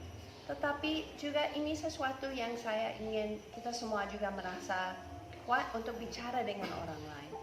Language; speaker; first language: Indonesian; non-native, fluent; English